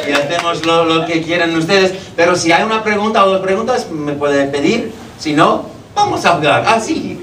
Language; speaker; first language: Spanish; non-native, fluent; English